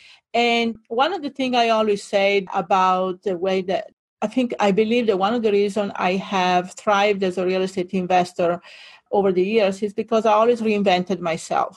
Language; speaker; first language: English; non-native, fluent; Italian